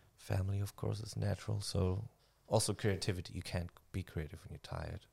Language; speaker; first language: English; non-native, fluent; German